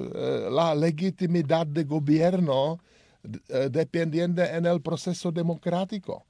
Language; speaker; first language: Spanish; non-native, learner; Czech